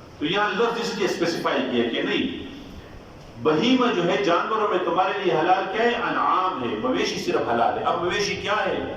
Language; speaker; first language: Urdu; non-native, local second language; Pashto